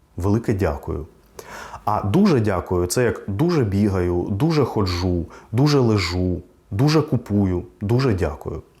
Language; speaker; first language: Ukrainian; non-native, local second language; Russian